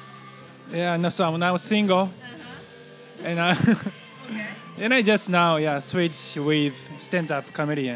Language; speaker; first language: English; non-native, learner; Japanese